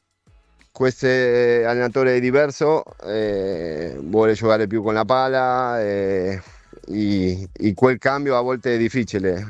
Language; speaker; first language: Italian; non-native, fluent; Spanish